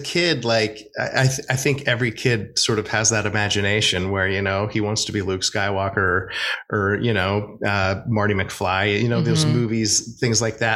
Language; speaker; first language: English; native; English